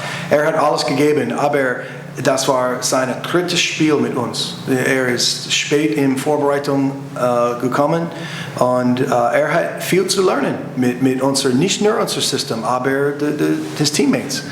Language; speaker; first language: German; non-native, learner; English